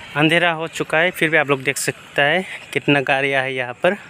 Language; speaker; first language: Hindi; non-native, local second language; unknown